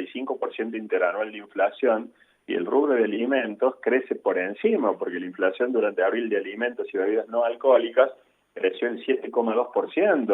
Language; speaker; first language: Spanish; native; Spanish